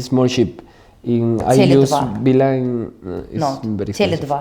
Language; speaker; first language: English; non-native, learner; Spanish